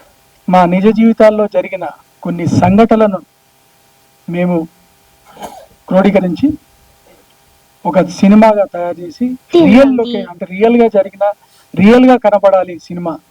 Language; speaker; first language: Telugu; native; Telugu